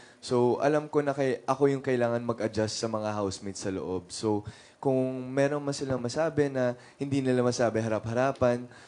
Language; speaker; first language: Filipino; native; Filipino